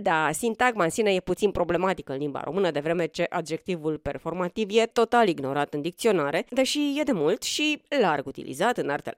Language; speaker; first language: Romanian; native; Romanian